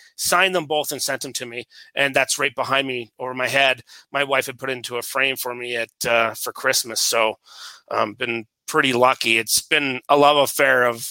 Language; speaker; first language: English; native; English